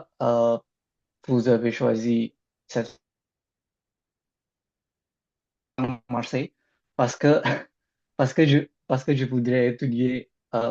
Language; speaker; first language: French; non-native, learner; Indonesian